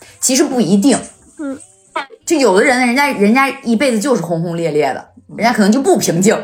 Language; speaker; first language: Chinese; native; Chinese